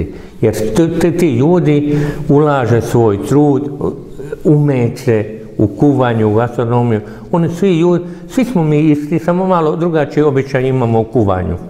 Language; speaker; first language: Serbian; non-native, local second language; Hungarian